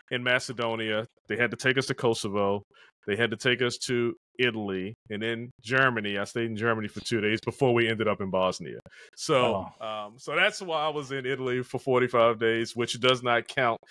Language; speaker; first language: English; native; English